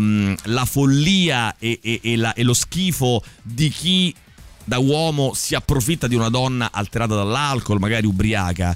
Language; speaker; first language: Italian; native; Italian